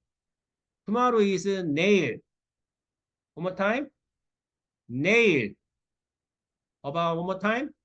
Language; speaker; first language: English; non-native, learner; Korean